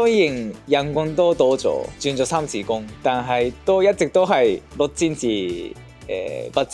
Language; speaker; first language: Cantonese; non-native, fluent; Japanese